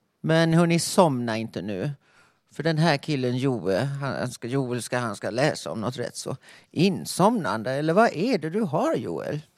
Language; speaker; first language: Swedish; native; Swedish